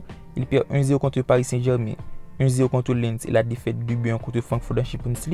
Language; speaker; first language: French; native; French